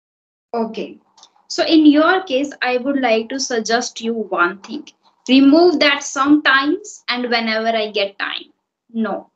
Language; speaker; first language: English; non-native, fluent; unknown